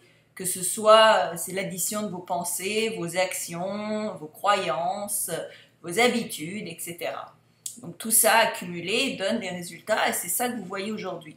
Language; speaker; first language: French; native; French